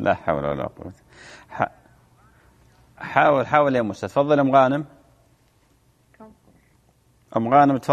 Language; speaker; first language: Arabic; native; Arabic